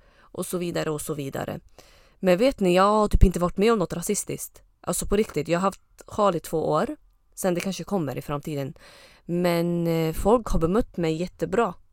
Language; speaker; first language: Swedish; early bilingual, other home language; Arabic